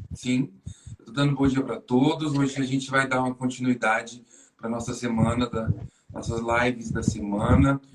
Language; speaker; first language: Portuguese; native; Portuguese